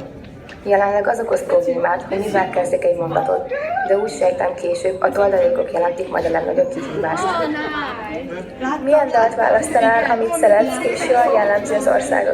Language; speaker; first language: Hungarian; non-native, learner; French